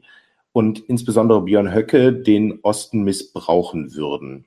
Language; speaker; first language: German; native; German